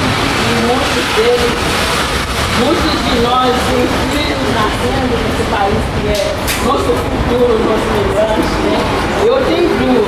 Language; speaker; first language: Portuguese; non-native, learner; Haitian Creole